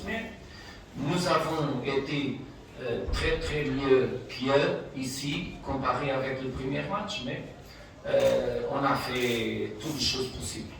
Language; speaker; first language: French; non-native, fluent; Portuguese